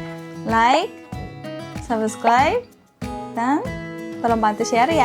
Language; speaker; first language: Indonesian; non-native, fluent; Japanese